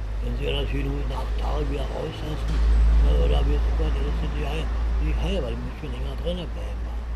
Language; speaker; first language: German; native; German